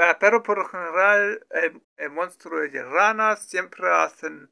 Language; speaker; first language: Spanish; non-native, learner; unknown